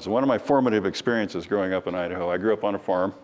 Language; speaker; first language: English; native; English